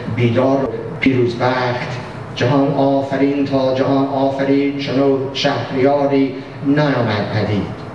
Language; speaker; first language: Persian; non-native, fluent; English